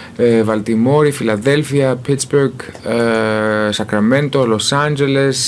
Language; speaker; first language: Greek; early bilingual, heritage; Greek